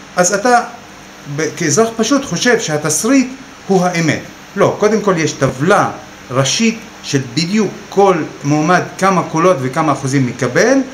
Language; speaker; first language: Hebrew; non-native, local second language; Arabic